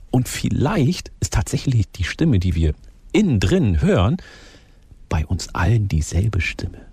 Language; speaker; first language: German; early bilingual, other home language; Oromo